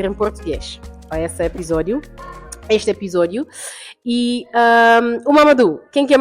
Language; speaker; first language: Portuguese; non-native, fluent; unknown